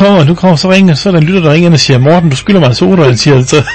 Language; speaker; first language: Danish; native; Danish